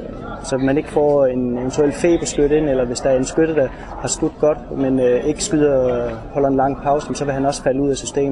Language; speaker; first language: Danish; native; Danish